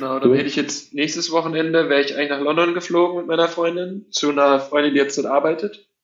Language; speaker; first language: German; native; German